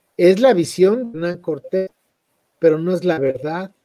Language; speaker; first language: Spanish; native; Spanish